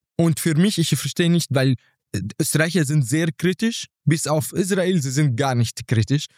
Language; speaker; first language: German; non-native, fluent; Arabic